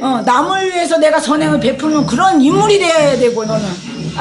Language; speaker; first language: Korean; native; Korean